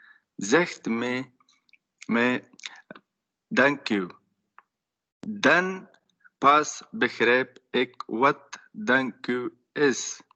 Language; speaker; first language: Dutch; non-native, learner; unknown